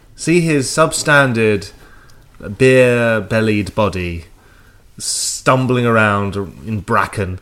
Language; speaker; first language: English; native; English